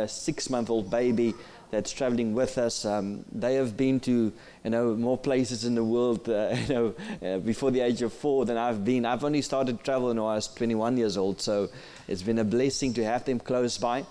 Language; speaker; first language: English; non-native, local second language; Afrikaans